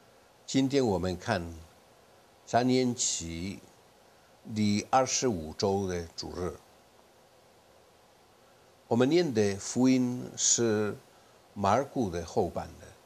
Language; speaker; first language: Chinese; non-native, fluent; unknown